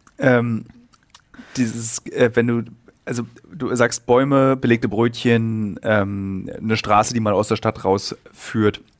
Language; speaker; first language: German; native; German